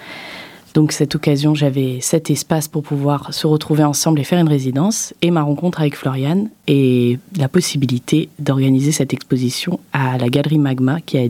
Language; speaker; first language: French; native; French